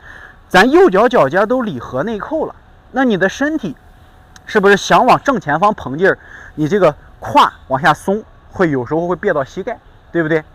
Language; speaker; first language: Chinese; native; Chinese